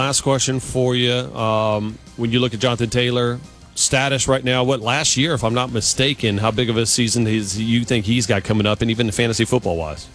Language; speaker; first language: English; native; English